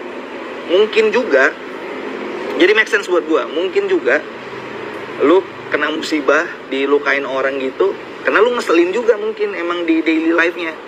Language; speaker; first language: Indonesian; native; Indonesian